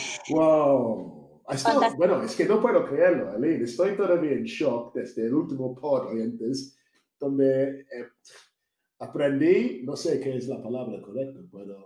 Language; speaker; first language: Spanish; non-native, fluent; English